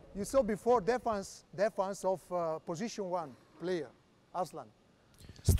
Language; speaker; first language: English; non-native, learner; Italian